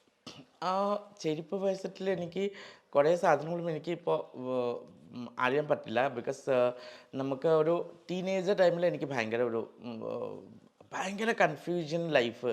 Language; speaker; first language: Malayalam; non-native, local second language; Assamese